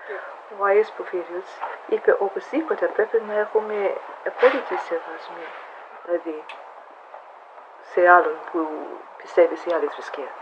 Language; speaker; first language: Greek; non-native, fluent; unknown